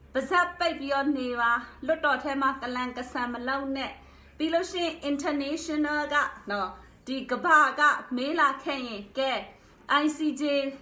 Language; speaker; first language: Burmese; non-native, local second language; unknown